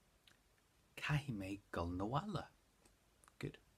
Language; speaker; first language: Irish; non-native, local second language; English